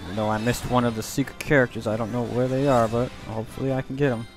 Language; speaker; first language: English; native; English